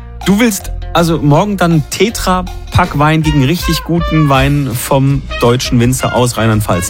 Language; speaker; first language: German; native; German